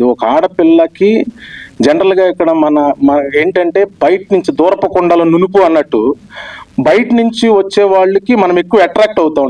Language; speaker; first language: Telugu; native; Telugu